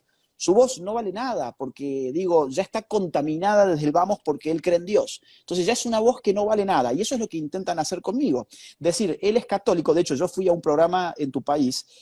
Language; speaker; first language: Spanish; native; Spanish